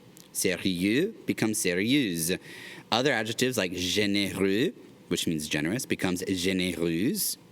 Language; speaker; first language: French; non-native, fluent; English